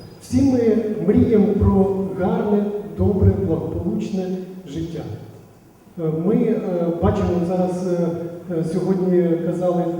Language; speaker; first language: Ukrainian; non-native, local second language; Russian